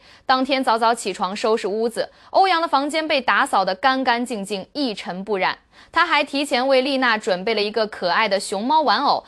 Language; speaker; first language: Chinese; native; Chinese